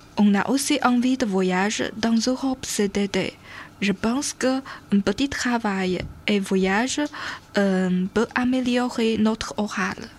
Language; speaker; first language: French; non-native, learner; Chinese